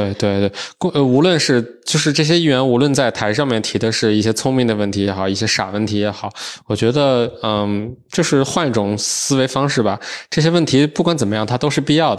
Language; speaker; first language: Chinese; native; Chinese